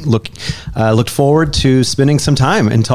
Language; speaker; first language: English; native; English